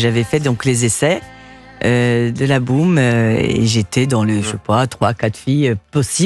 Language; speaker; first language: French; early bilingual, other home language; Portuguese